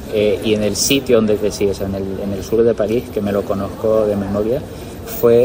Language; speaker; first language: Spanish; native; Spanish